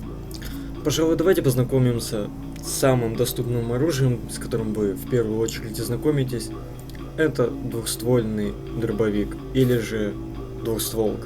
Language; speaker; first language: Russian; native; Russian